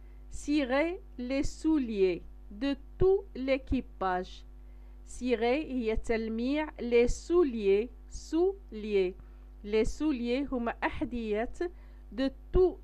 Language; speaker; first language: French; non-native, local second language; Arabic